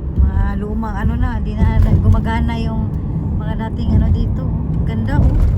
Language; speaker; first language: Filipino; non-native, local second language; Cebuano